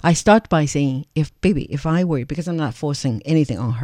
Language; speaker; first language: English; non-native, fluent; Chinese